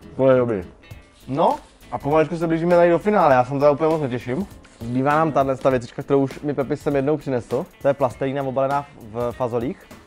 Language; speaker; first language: Czech; native; Czech